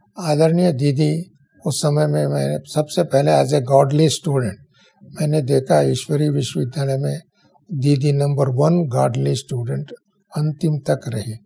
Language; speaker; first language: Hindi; non-native, local second language; Kannada